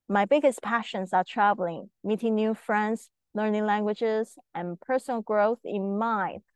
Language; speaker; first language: English; non-native, fluent; Chinese